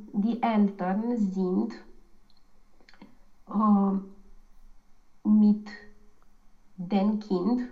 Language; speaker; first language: German; non-native, learner; Romanian